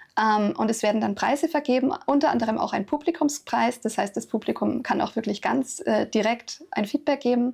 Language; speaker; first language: German; native; German